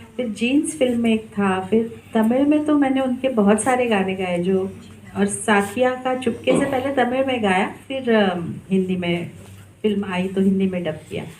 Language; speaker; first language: Hindi; non-native, local second language; Marathi